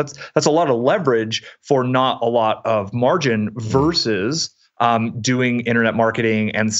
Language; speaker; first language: English; native; English